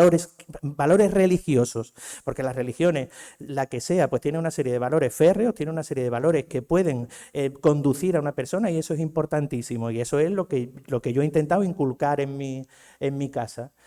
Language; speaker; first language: Spanish; native; Spanish